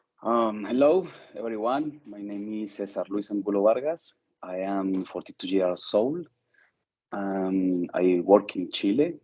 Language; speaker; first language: English; non-native, learner; Spanish